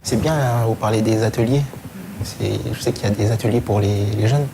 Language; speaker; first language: French; native; French